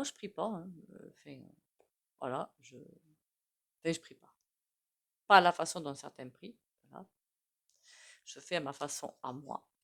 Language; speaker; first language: French; native; French